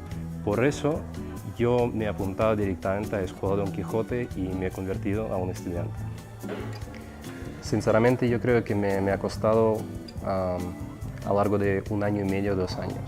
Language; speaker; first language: Spanish; non-native, fluent; Russian